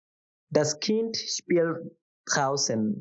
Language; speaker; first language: German; non-native, fluent; Bangla